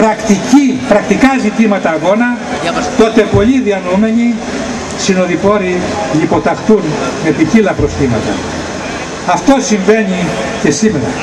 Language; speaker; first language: Greek; native; Greek